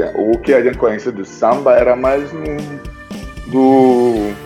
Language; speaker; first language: Portuguese; non-native, fluent; Igbo